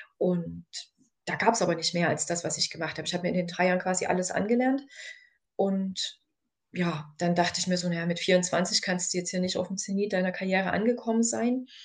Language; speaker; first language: German; native; German